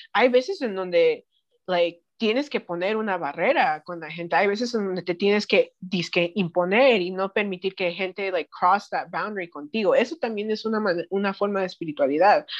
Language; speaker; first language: Spanish; early bilingual, heritage; Spanish